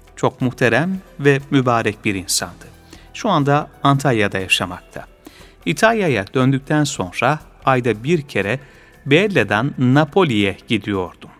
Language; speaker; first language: Turkish; native; Turkish